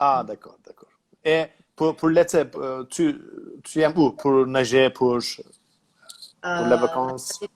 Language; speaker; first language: French; non-native, learner; Turkish